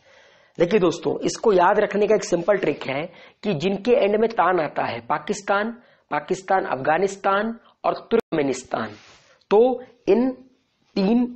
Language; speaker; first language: Hindi; native; Hindi